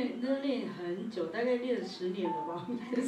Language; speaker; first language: Chinese; native; Chinese